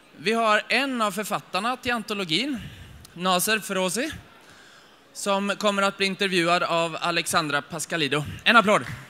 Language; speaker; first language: Swedish; native; Swedish